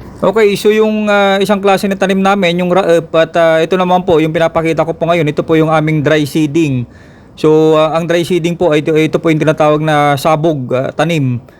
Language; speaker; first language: Filipino; non-native, local second language; Iloko